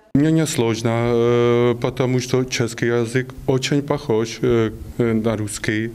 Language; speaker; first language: Russian; non-native, learner; Czech